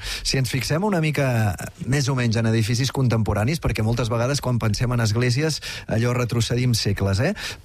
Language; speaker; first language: Catalan; native; Catalan